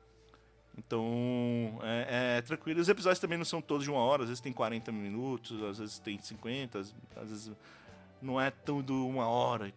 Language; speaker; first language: Portuguese; native; Portuguese